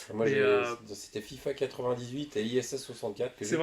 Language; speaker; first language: French; native; French